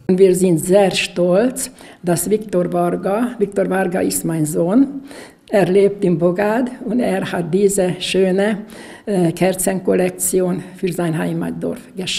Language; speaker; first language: German; non-native, local second language; Hungarian